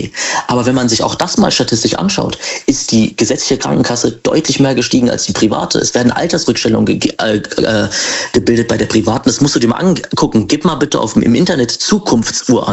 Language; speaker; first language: German; native; German